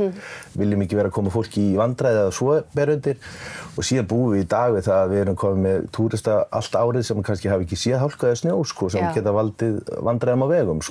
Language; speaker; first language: Icelandic; native; Icelandic